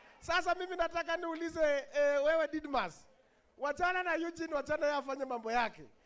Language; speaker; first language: Swahili; non-native, local second language; Luyia